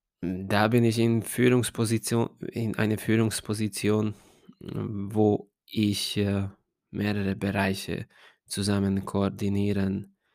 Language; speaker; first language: German; non-native, fluent; Hungarian